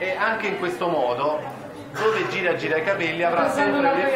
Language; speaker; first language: Italian; native; Italian